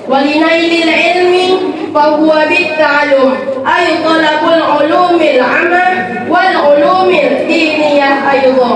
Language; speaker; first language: Arabic; non-native, learner; Indonesian